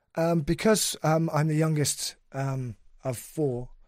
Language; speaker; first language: English; native; English